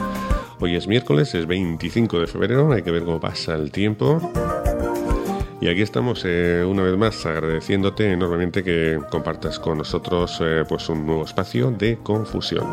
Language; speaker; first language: Spanish; native; Spanish